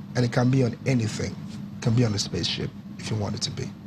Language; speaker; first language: English; non-native, local second language; Yoruba